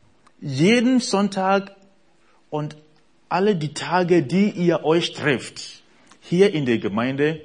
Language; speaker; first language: German; non-native, fluent; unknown